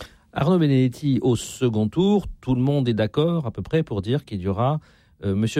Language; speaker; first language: French; native; French